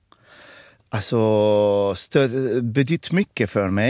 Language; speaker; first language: Swedish; non-native, fluent; Arabic